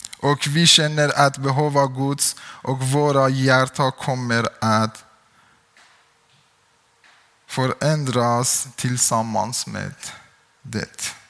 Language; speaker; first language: Swedish; non-native, learner; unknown